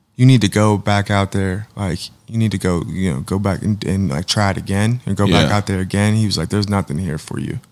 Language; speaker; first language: English; native; English